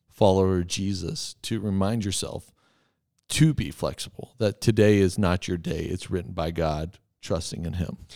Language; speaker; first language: English; native; English